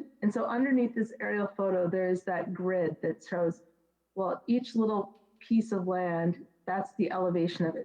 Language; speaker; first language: English; native; English